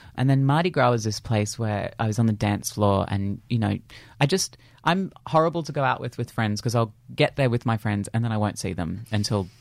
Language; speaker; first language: English; native; English